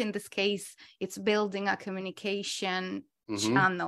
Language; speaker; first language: English; non-native, fluent; Italian